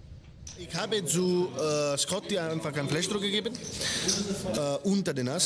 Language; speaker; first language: German; non-native, fluent; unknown